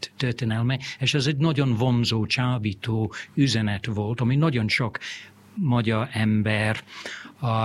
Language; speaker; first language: Hungarian; non-native, fluent; English